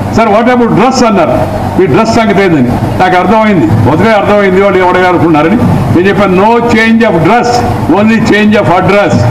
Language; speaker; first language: Telugu; native; Telugu